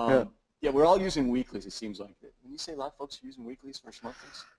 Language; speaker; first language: English; native; English